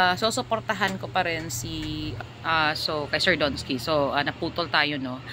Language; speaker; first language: Filipino; non-native, local second language; Cebuano